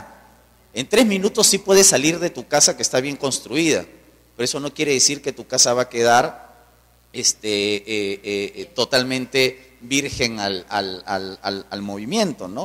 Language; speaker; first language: Spanish; native; Spanish